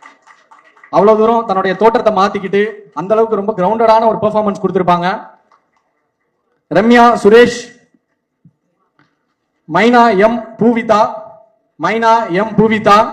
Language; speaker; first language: Tamil; native; Tamil